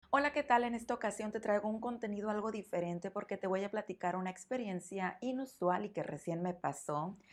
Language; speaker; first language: Spanish; native; Spanish